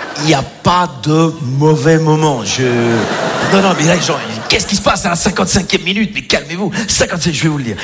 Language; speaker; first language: French; native; French